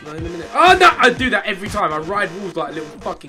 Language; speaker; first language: English; native; English